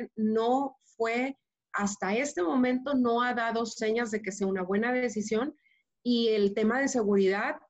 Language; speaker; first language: Spanish; native; Spanish